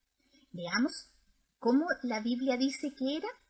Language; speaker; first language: Spanish; native; Spanish